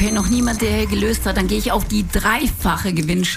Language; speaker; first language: German; native; German